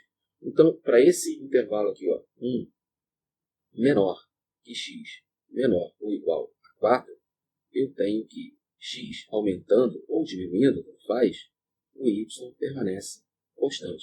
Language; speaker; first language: Portuguese; native; Portuguese